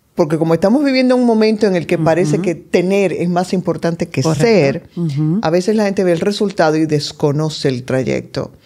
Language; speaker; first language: Spanish; native; Spanish